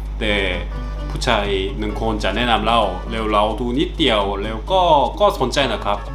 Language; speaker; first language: Thai; non-native, learner; Korean